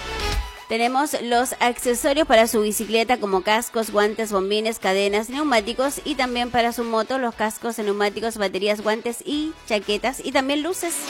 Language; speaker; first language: Spanish; native; Spanish